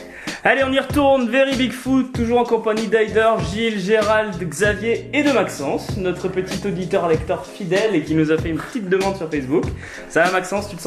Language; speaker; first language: French; native; French